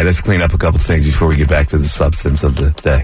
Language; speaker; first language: English; native; English